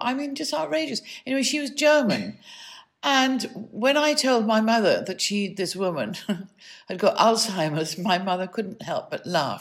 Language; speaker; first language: English; native; English